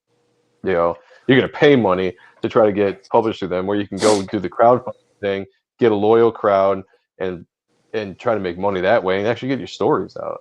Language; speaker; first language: English; native; English